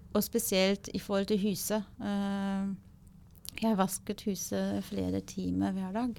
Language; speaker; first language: Norwegian; non-native, fluent; German